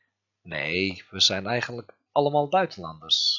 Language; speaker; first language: Dutch; non-native, learner; Turkish